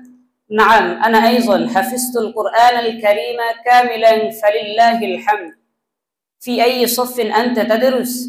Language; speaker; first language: Arabic; non-native, learner; Bangla